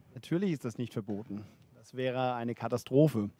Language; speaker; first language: German; non-native, fluent; Danish